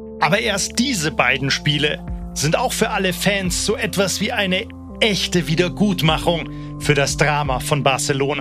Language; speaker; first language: German; native; German